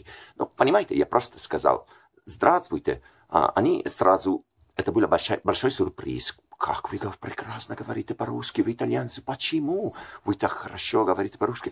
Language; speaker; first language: Russian; non-native, fluent; Italian